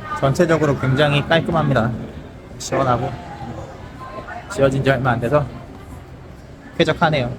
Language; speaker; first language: Korean; native; Korean